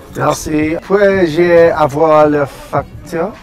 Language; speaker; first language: French; non-native, learner; English